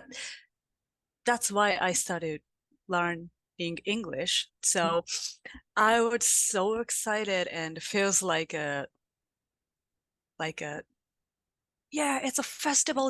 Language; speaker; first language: English; non-native, learner; Japanese